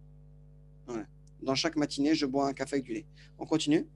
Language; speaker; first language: French; native; French